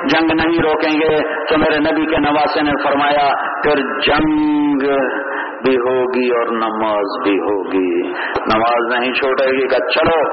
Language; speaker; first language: Urdu; non-native, local second language; Punjabi